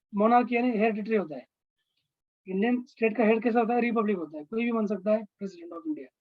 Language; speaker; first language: Hindi; non-native, local second language; Marathi